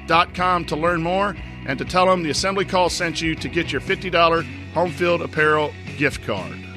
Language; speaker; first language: English; native; English